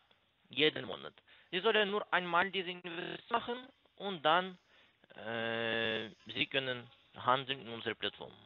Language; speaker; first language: German; non-native, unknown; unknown